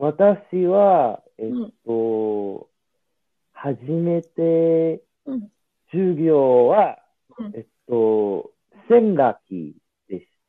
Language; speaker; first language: Japanese; non-native, learner; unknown